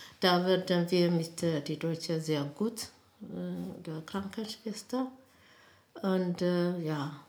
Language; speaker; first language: German; non-native, learner; Amharic